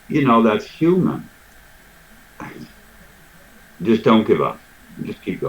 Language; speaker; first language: English; native; English